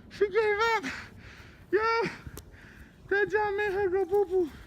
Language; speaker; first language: English; native; English